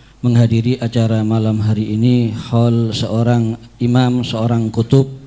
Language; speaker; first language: Indonesian; native; Indonesian